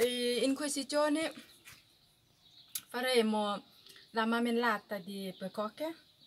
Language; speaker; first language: Italian; non-native, learner; Thai